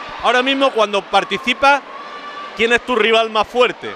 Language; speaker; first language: Spanish; native; Spanish